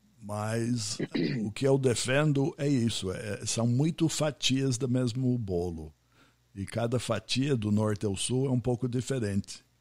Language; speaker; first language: Portuguese; non-native, fluent; English